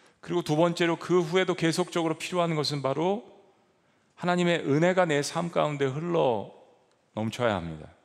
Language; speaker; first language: Korean; native; Korean